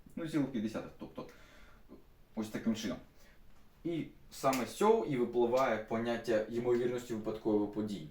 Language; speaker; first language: Ukrainian; non-native, local second language; Russian